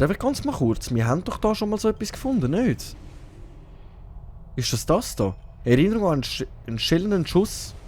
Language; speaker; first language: German; native; German